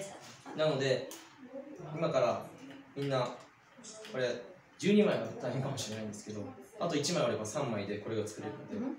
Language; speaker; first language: Japanese; native; Japanese